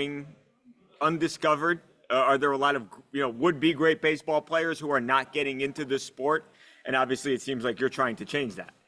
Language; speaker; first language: English; native; English